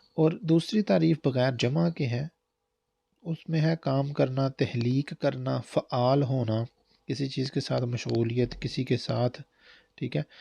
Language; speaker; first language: Urdu; non-native, local second language; Punjabi